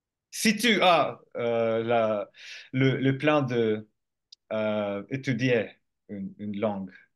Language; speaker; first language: French; non-native, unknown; Finnish